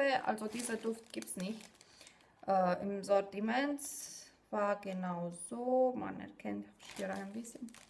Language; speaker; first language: German; non-native, fluent; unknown